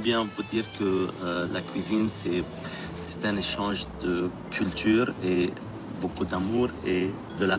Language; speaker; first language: French; non-native, local second language; Arabic